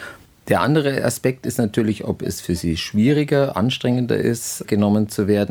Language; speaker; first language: German; native; German